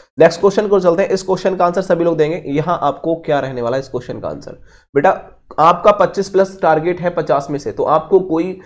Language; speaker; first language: Hindi; native; Hindi